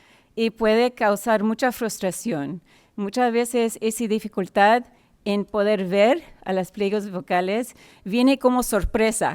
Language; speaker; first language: Spanish; non-native, fluent; English